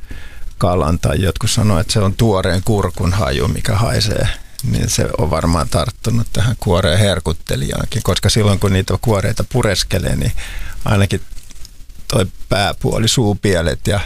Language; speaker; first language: Finnish; native; Finnish